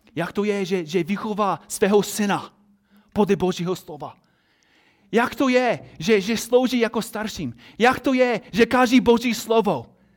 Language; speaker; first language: Czech; non-native, fluent; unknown